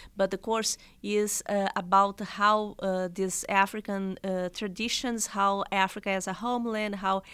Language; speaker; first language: English; non-native, fluent; Portuguese